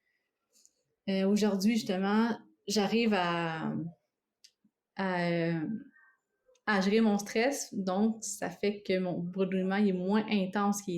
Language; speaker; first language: French; native; French